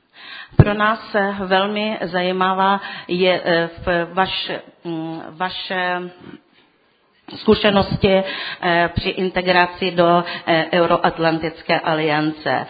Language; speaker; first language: Czech; non-native, fluent; Ukrainian